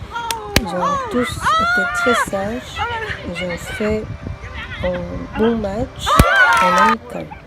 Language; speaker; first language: French; non-native, fluent; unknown